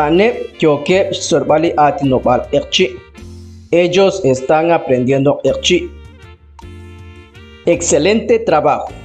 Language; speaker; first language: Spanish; non-native, local second language; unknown